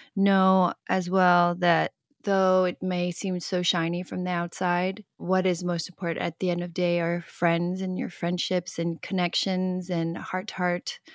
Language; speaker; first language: English; non-native, local second language; Cantonese